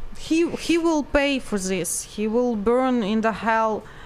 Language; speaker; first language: English; non-native, learner; Ukrainian